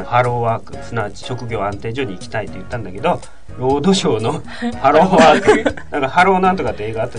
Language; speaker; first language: Japanese; native; Japanese